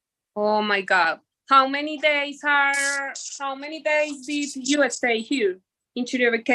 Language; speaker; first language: English; non-native, learner; Spanish